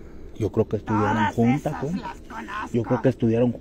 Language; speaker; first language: Spanish; native; Spanish